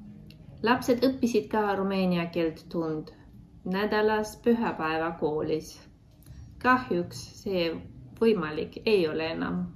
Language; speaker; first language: Estonian; non-native, fluent; Romanian